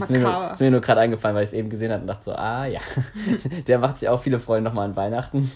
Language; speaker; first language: German; native; German